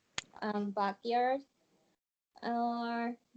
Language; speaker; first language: English; non-native, learner; Japanese